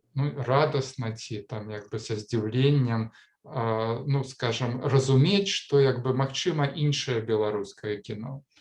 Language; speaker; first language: Belarusian; non-native, local second language; Russian